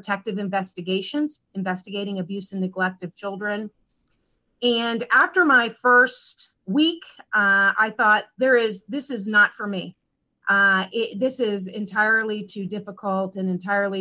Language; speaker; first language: English; native; English